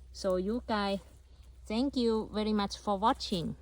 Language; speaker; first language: English; non-native, learner; Thai